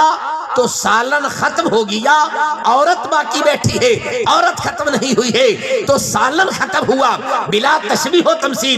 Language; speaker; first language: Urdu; non-native, local second language; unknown